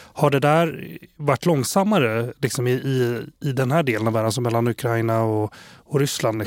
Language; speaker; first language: Swedish; native; Swedish